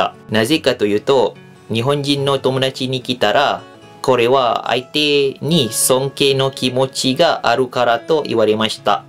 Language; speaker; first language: Japanese; non-native, fluent; Malay